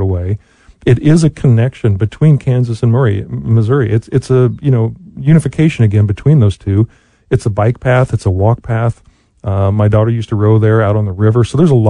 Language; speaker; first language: English; native; English